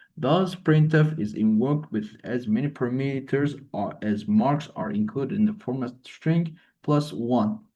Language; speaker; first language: English; non-native, fluent; Turkish